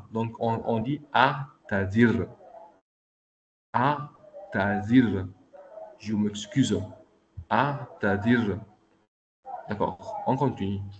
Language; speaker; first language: French; non-native, local second language; Arabic